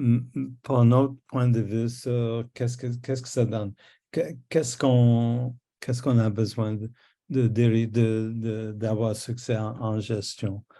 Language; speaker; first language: French; non-native, local second language; English